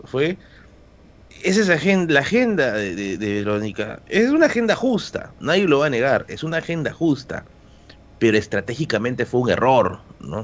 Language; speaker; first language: Spanish; native; Spanish